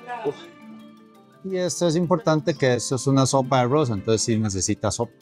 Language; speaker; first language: Spanish; early bilingual, other home language; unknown